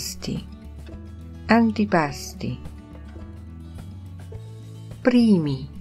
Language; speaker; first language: Italian; non-native, fluent; Polish